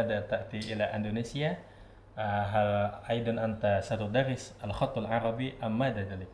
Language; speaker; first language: Arabic; non-native, learner; Indonesian